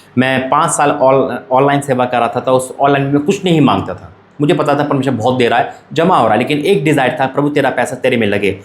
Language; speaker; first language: Hindi; native; Hindi